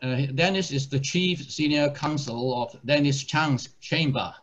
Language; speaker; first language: English; non-native, local second language; Chinese